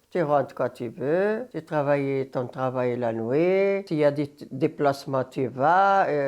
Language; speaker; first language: French; non-native, learner; Arabic